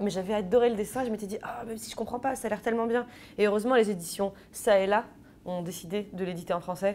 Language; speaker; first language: French; native; French